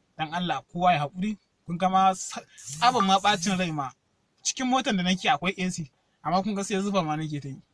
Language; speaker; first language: Hausa; non-native, local second language; Yoruba